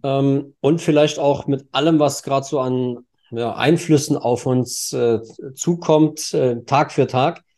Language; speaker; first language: German; native; German